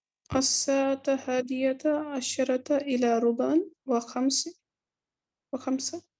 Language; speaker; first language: Arabic; non-native, learner; English